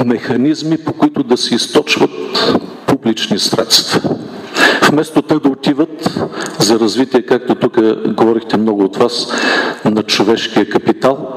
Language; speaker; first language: Bulgarian; native; Bulgarian